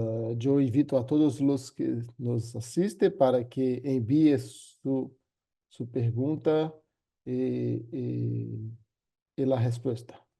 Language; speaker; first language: Spanish; non-native, fluent; Portuguese